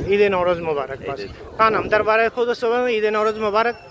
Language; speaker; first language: Persian; non-native, learner; Urdu